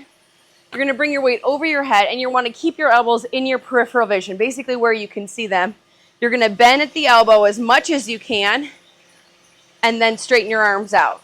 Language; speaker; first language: English; native; English